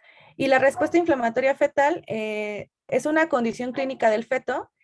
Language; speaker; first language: Spanish; native; Spanish